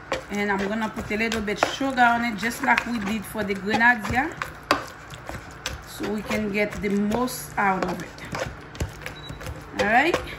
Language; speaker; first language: English; non-native, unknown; Haitian Creole